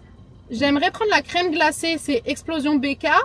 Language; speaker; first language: French; native; French